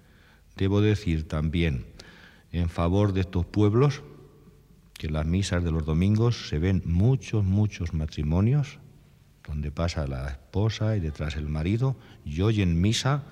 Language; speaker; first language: Spanish; native; Spanish